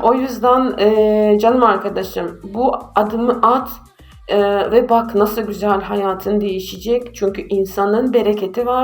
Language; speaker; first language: Turkish; non-native, fluent; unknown